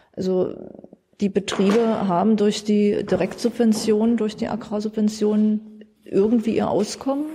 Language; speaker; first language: German; native; German